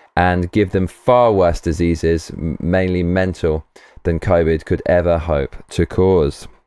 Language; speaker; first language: English; native; English